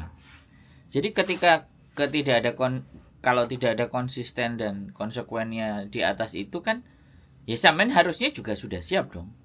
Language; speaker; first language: Indonesian; non-native, local second language; Javanese